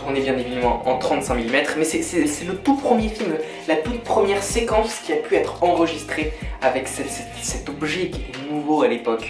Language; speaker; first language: French; native; French